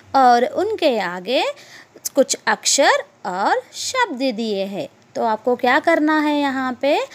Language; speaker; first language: Hindi; non-native, local second language; Telugu